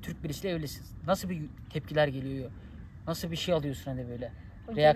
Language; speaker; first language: Turkish; native; Turkish